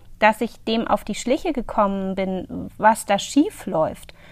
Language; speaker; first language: German; native; German